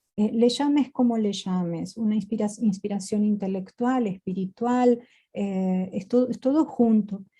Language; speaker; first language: Spanish; native; Spanish